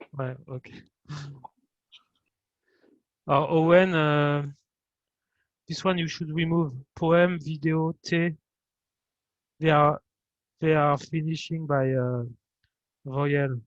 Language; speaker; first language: English; non-native, fluent; French